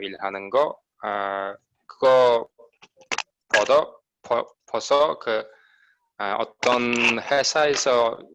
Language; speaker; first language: Korean; non-native, learner; Uzbek